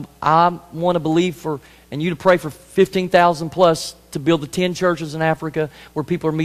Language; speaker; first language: English; native; English